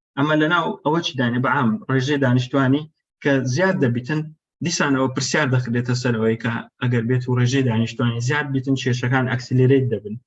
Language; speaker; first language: Central Kurdish; non-native, local second language; Kurdish